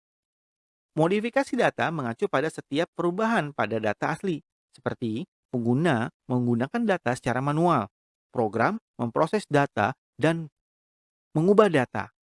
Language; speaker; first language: Indonesian; native; Indonesian